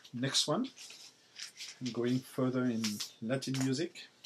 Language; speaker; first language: English; non-native, learner; French